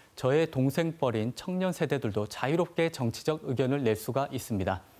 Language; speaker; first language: Korean; native; Korean